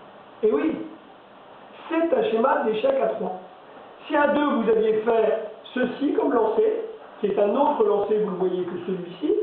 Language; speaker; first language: French; native; French